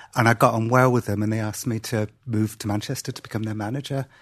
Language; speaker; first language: English; native; English